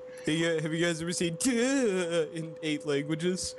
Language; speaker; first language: English; native; English